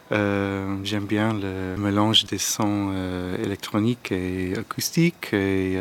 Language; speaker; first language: French; non-native, learner; Arabic